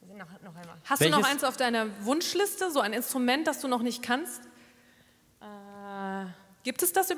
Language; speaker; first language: German; native; German